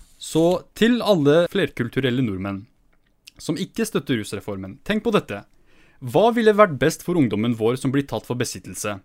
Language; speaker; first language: Norwegian; early bilingual, other home language; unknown